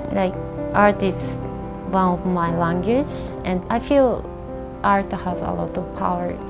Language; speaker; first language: English; non-native, learner; Japanese